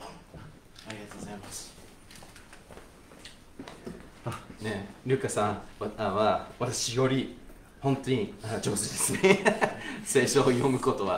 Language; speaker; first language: Japanese; non-native, fluent; English